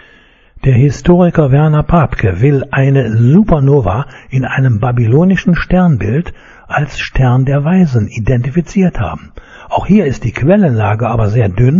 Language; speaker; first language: German; native; German